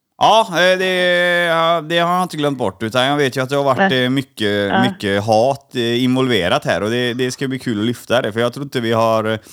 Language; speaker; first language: Swedish; native; Swedish